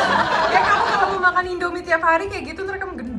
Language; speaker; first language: Indonesian; native; Indonesian